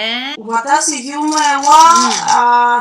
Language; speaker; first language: Japanese; non-native, learner; Greek